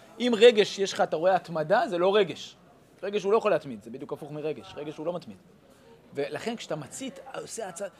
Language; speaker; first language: Hebrew; native; Hebrew